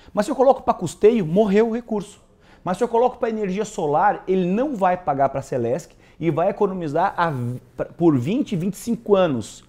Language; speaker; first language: Portuguese; native; Portuguese